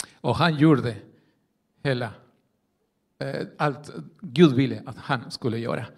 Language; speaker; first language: Swedish; non-native, fluent; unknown